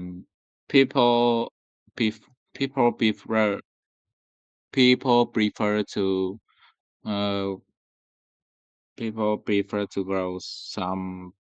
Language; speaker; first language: English; non-native, learner; Vietnamese